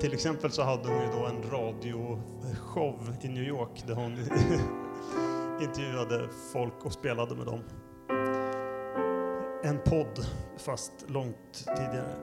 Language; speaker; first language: Swedish; native; Swedish